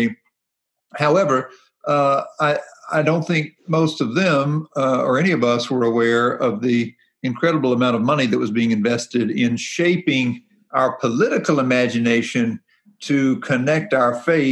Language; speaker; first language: English; native; English